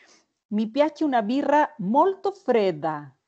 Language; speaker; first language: Italian; non-native, learner; Spanish